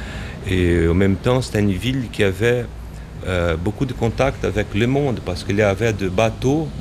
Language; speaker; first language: French; non-native, fluent; Portuguese